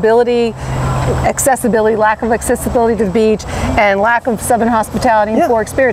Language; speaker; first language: English; native; English